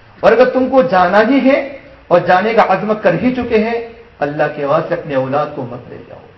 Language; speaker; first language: Urdu; non-native, local second language; Gujarati